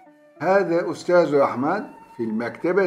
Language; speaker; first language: Arabic; non-native, fluent; Turkish